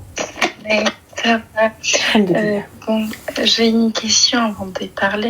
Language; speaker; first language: French; early bilingual, other home language; Arabic